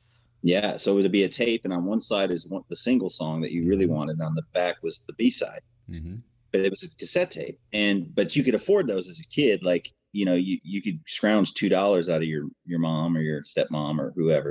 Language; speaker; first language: English; native; English